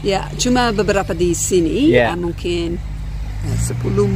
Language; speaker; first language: Indonesian; non-native, fluent; English